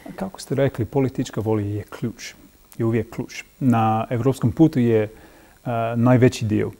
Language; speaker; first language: Croatian; non-native, fluent; English